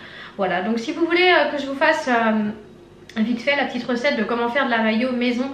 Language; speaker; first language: French; native; French